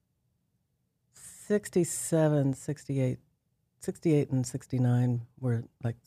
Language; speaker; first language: English; native; English